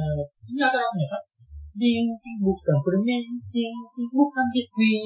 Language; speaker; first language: Indonesian; non-native, fluent; English